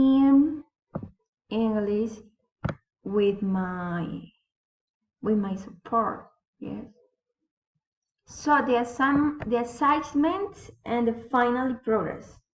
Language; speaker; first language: English; non-native, learner; Spanish